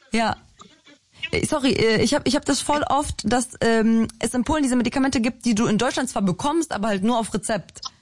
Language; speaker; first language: German; early bilingual, other home language; Polish